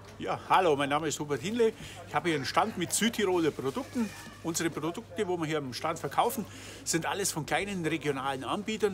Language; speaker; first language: German; native; German